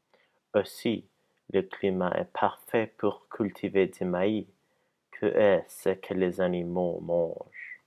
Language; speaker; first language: French; non-native, learner; English